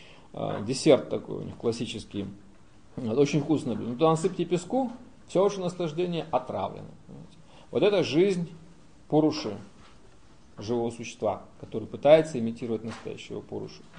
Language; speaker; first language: Russian; native; Russian